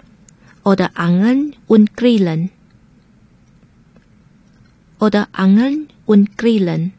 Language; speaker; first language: German; non-native, fluent; Chinese